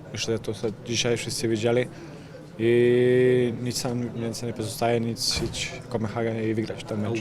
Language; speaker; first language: Polish; non-native, fluent; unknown